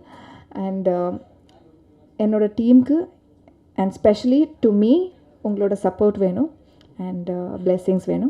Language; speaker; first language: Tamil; non-native, learner; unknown